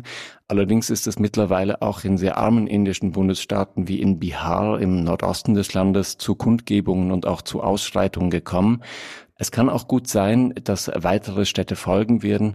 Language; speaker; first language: German; native; German